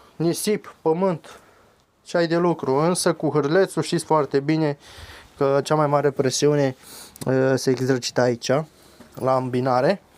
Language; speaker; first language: Romanian; native; Romanian